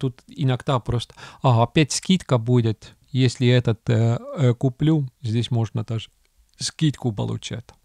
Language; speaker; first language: Russian; non-native, local second language; Estonian